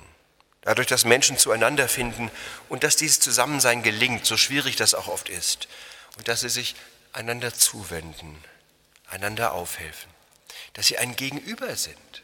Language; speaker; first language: German; native; German